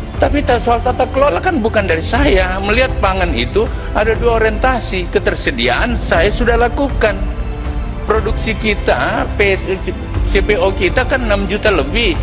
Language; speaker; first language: Indonesian; native; Indonesian